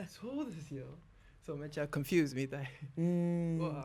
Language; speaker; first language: Japanese; non-native, learner; English